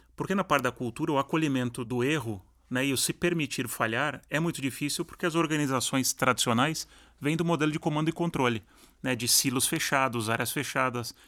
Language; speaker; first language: Portuguese; native; Portuguese